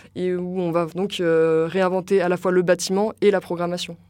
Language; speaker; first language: French; native; French